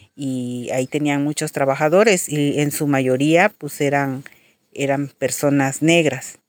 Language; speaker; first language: Spanish; native; Spanish